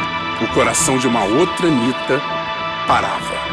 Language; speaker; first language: Portuguese; native; Portuguese